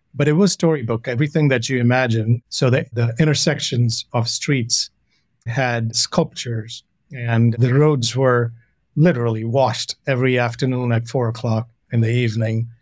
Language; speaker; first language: English; non-native, local second language; Hindi